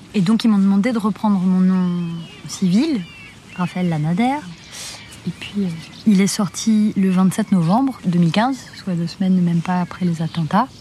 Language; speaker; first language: French; native; French